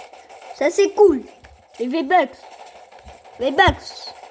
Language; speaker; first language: French; native; French